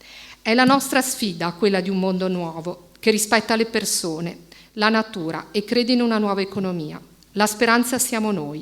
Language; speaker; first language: Italian; native; Italian